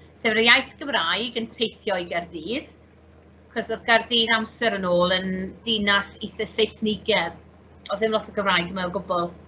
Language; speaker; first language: Welsh; native; Welsh